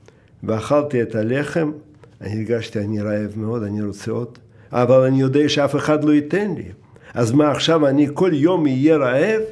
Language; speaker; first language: Hebrew; non-native, fluent; Russian